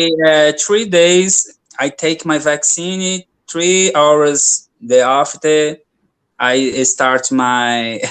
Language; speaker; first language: English; non-native, learner; Portuguese